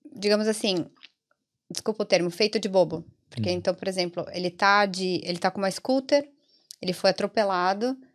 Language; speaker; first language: Portuguese; early bilingual, other home language; Italian